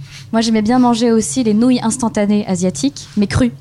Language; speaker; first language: French; native; French